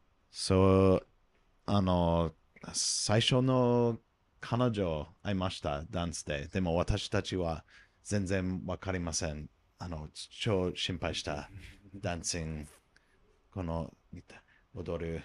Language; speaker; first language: Japanese; non-native, learner; English